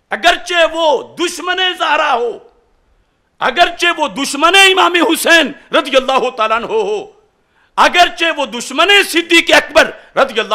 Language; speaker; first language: Urdu; non-native, local second language; Punjabi